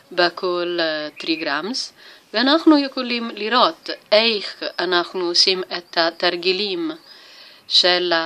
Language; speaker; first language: Hebrew; non-native, learner; Italian